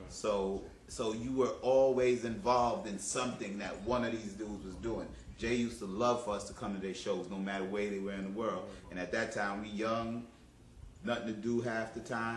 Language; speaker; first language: English; native; English